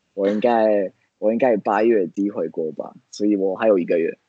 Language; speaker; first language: Chinese; non-native, fluent; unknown